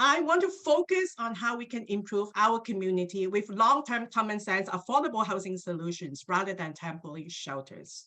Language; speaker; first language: English; non-native, local second language; Cantonese